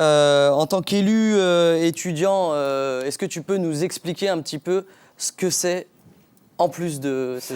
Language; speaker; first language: French; native; French